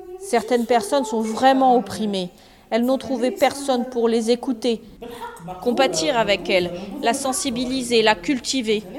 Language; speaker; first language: French; non-native, local second language; Arabic